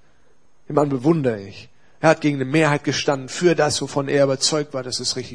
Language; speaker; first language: German; native; German